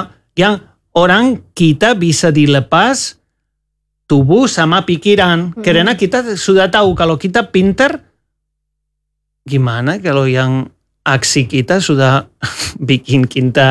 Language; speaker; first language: Indonesian; non-native, learner; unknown